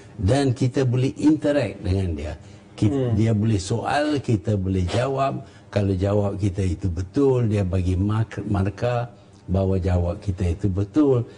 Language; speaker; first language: Malay; native; Malay